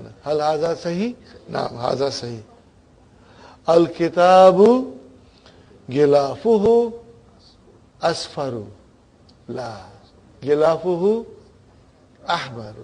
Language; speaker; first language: Arabic; non-native, fluent; English